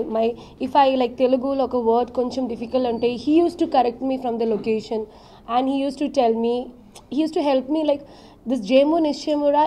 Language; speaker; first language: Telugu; non-native, learner; Malayalam